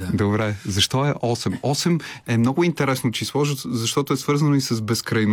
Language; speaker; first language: Bulgarian; native; Bulgarian